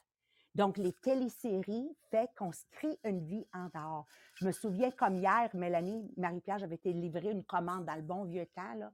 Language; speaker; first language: French; native; French